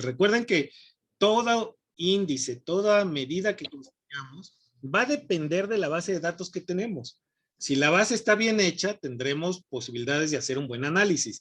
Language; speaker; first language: Spanish; native; Spanish